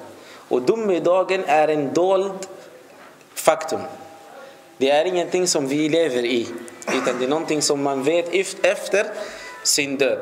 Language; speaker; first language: Swedish; non-native, fluent; Arabic